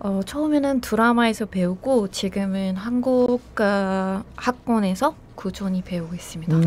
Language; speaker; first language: Korean; non-native, fluent; Persian